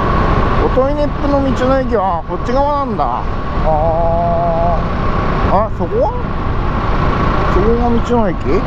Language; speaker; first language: Japanese; native; Japanese